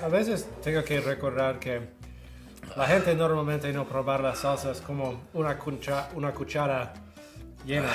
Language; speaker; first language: Spanish; non-native, fluent; English